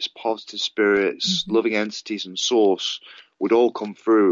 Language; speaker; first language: English; native; English